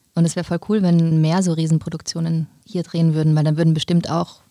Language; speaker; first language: German; native; German